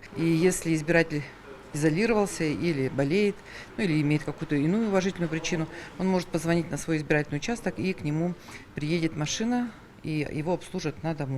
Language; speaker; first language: Russian; native; Russian